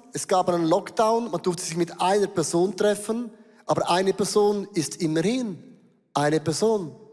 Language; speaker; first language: German; native; German